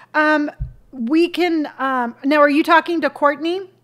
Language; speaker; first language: English; native; English